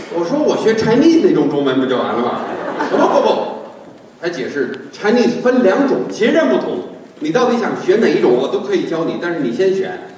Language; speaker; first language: Chinese; non-native, fluent; English